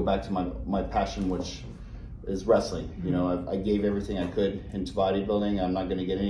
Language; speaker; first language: English; native; English